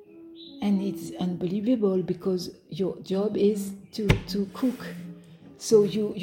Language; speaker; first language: English; non-native, fluent; French